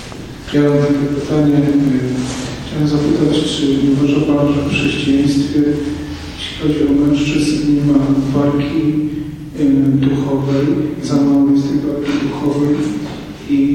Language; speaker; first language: Polish; native; Polish